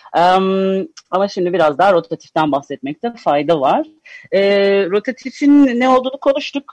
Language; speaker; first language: Turkish; early bilingual, heritage; Turkish